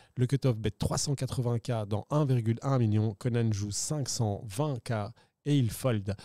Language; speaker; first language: French; native; French